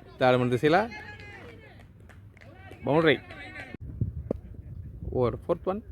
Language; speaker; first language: Tamil; native; Tamil